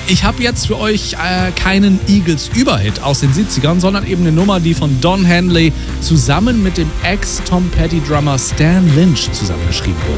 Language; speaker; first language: German; native; German